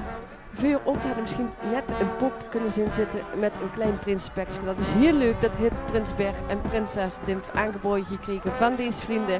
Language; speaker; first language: Dutch; native; Dutch